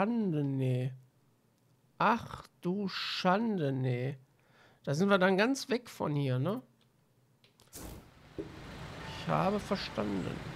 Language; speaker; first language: German; native; German